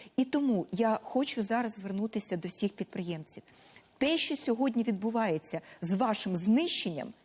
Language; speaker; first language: Ukrainian; non-native, local second language; Russian